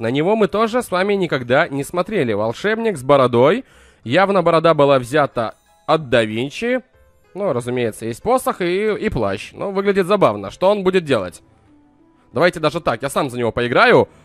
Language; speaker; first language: Russian; native; Russian